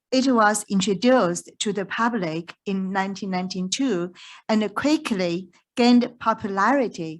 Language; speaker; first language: English; non-native, fluent; Chinese